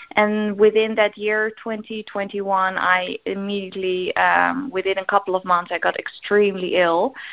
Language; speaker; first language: English; non-native, fluent; Dutch